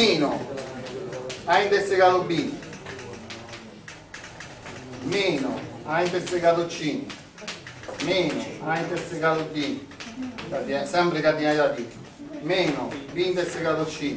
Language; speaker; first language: Italian; native; Italian